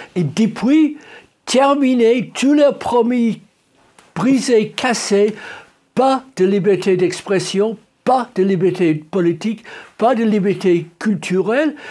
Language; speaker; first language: French; non-native, fluent; English